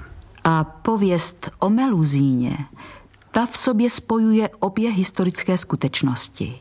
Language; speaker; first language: Czech; native; Czech